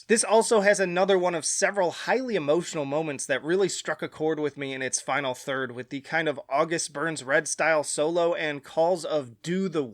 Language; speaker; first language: English; native; English